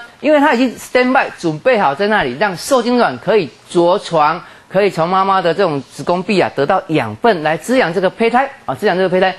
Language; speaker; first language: Chinese; native; Chinese